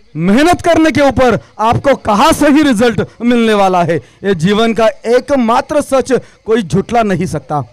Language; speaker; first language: Hindi; non-native, local second language; Marathi